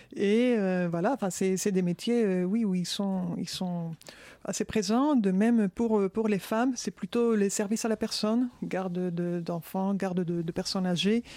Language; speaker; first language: French; non-native, fluent; Spanish